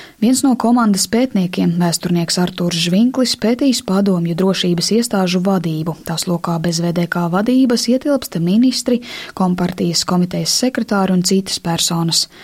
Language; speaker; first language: Latvian; native; Latvian